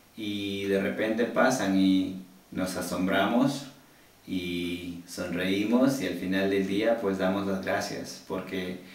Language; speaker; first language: Spanish; early bilingual, heritage; Spanish